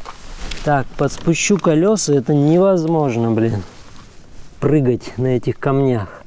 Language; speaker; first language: Russian; native; Russian